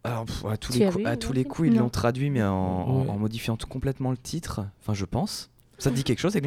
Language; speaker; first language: French; native; French